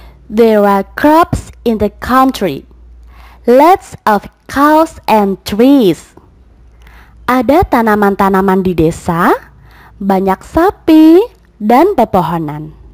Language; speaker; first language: English; non-native, fluent; Indonesian